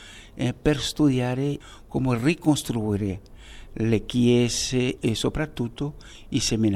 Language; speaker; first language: Italian; non-native, fluent; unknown